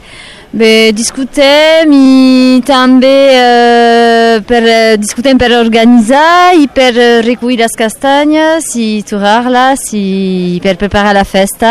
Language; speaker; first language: Catalan; non-native, local second language; French